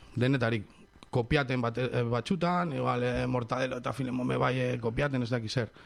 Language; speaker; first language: Basque; non-native, local second language; Spanish